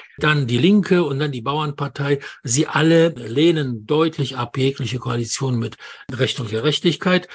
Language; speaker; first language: German; non-native, fluent; Polish